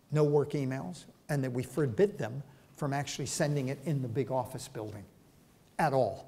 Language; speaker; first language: English; native; English